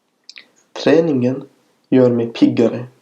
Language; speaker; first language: Swedish; non-native, fluent; Arabic